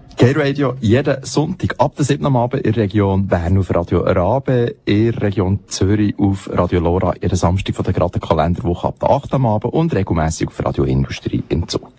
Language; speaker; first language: German; native; German